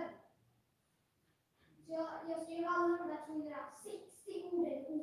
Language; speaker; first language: Swedish; early bilingual, other home language; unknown